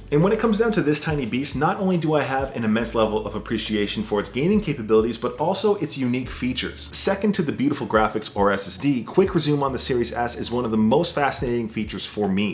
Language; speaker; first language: English; native; English